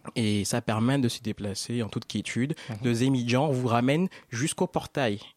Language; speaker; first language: French; non-native, local second language; Fon